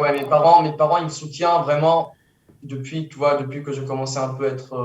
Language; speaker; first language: French; early bilingual, heritage; French